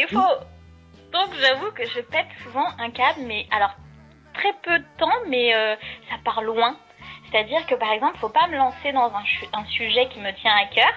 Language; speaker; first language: French; native; French